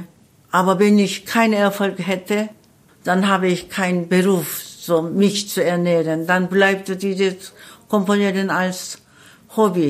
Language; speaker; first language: German; non-native, learner; Korean